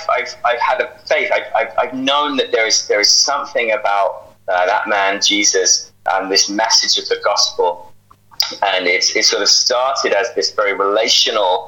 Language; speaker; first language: English; native; English